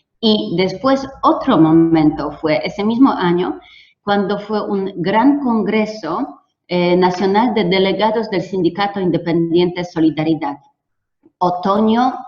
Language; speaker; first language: Spanish; non-native, fluent; Polish